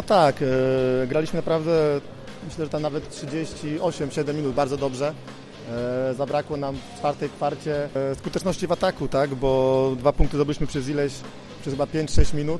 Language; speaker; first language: Polish; native; Polish